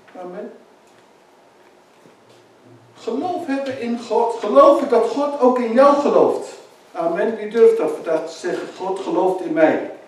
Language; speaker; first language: Dutch; native; Dutch